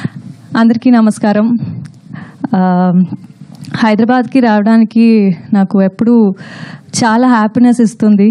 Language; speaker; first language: Telugu; non-native, fluent; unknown